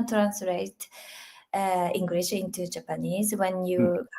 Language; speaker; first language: English; non-native, learner; Japanese